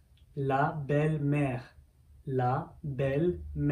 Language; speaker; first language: French; early bilingual, other home language; Sinhala